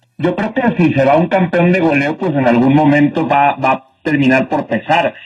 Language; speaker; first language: Spanish; native; Spanish